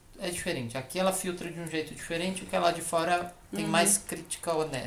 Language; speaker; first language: Portuguese; native; Portuguese